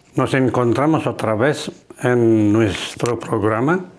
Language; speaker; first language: Spanish; non-native, fluent; Indonesian